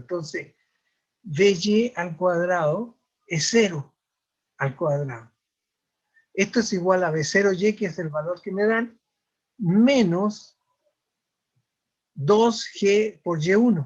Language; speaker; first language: Spanish; native; Spanish